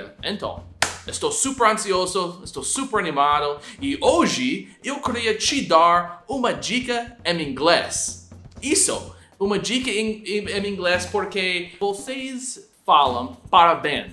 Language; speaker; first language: Portuguese; non-native, fluent; English